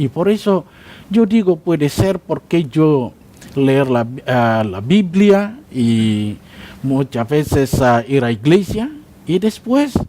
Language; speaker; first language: Spanish; non-native, learner; Indonesian